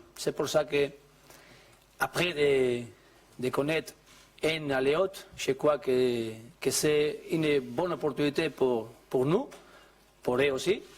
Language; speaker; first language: French; non-native, learner; Spanish